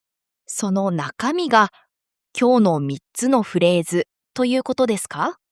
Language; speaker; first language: Japanese; non-native, fluent; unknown